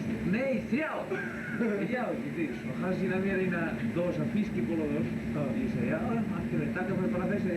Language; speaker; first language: Icelandic; non-native, learner; Spanish